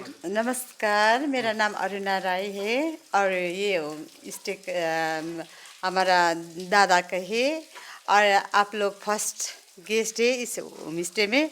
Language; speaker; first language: Hindi; non-native, local second language; Nepali